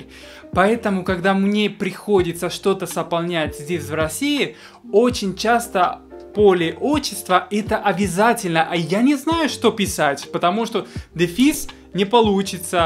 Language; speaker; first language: Russian; non-native, fluent; Spanish